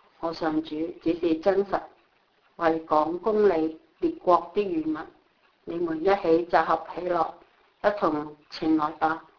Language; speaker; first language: Chinese; non-native, local second language; Cantonese